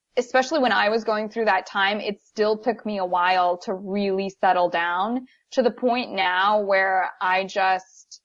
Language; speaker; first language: English; native; English